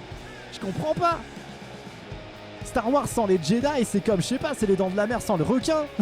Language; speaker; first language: French; native; French